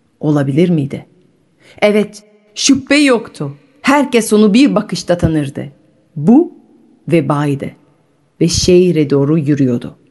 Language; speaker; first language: Turkish; non-native, fluent; French